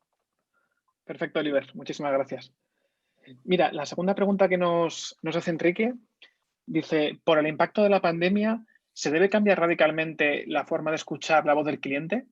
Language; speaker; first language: Spanish; native; Spanish